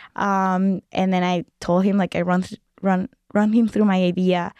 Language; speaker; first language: English; non-native, fluent; Spanish